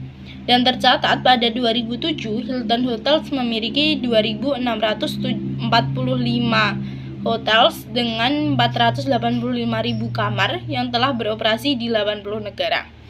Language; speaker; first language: Indonesian; native; Indonesian